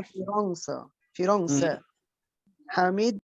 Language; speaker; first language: Arabic; non-native, learner; Bangla